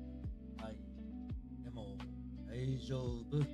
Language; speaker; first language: Japanese; non-native, learner; English